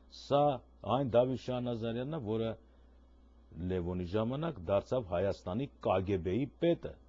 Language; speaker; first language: Armenian; native; Armenian